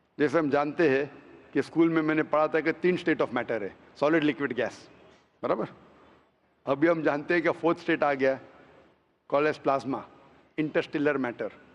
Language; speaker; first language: Hindi; non-native, local second language; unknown